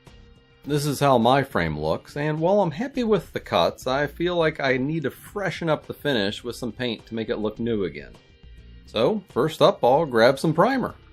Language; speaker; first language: English; native; English